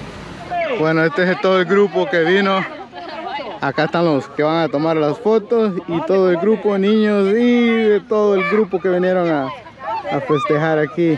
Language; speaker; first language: Spanish; native; Spanish